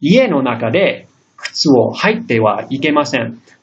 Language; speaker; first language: Japanese; non-native, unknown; English